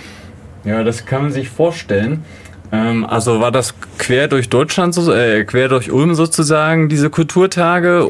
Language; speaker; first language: German; native; German